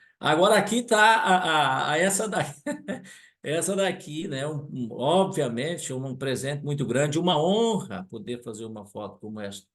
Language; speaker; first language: Portuguese; non-native, local second language; German